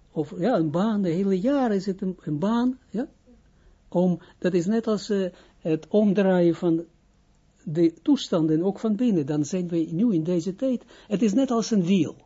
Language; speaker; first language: Dutch; non-native, fluent; Hebrew